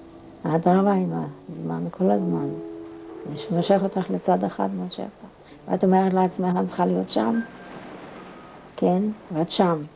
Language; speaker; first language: Hebrew; non-native, fluent; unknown